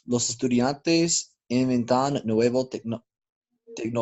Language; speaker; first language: Spanish; non-native, learner; English